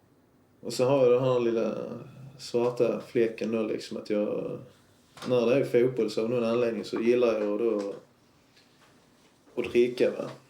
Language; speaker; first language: Swedish; native; Swedish